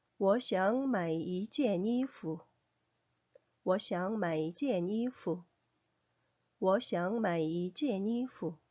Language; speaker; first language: Chinese; non-native, fluent; Korean